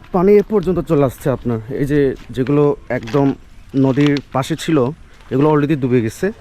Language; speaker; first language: Bangla; native; Bangla